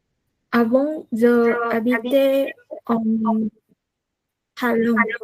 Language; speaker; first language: French; non-native, learner; Vietnamese